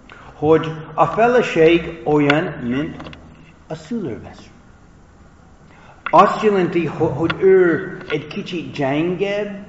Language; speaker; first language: Hungarian; non-native, fluent; English